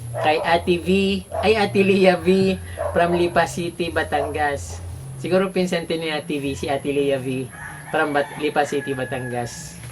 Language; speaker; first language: Filipino; non-native, local second language; Bikol